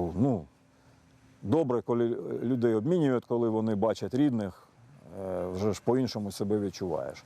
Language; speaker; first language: Ukrainian; native; Ukrainian